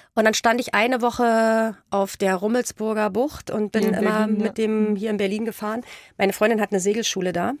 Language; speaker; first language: German; native; German